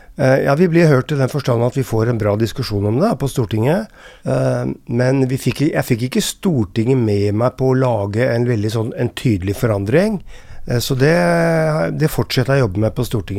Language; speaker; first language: Norwegian; native; Norwegian